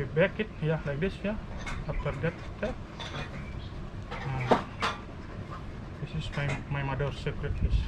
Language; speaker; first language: English; non-native, learner; Indonesian